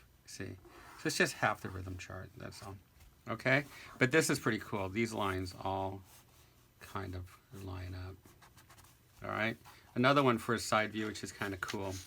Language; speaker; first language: English; native; English